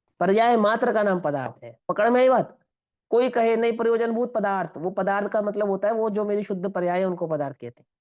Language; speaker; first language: Hindi; non-native, local second language; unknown